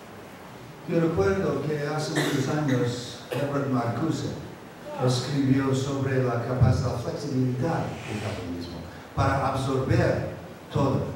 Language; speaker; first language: Spanish; non-native, fluent; English